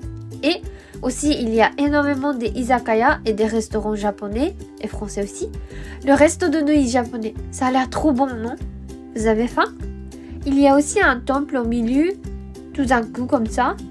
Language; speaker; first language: French; non-native, fluent; Japanese